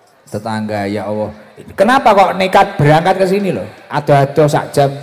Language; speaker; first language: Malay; non-native, local second language; Javanese